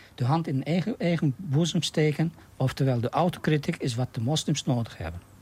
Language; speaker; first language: Dutch; non-native, fluent; Turkish